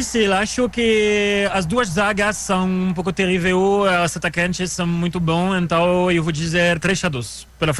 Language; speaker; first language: Portuguese; non-native, learner; French